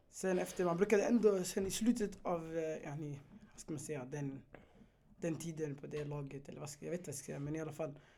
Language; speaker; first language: Swedish; early bilingual, other home language; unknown